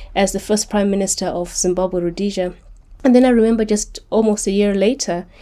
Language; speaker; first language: English; non-native, local second language; Shona